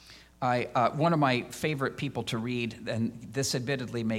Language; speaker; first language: English; native; English